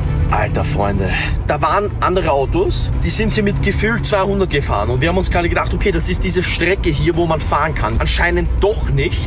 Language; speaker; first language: German; native; German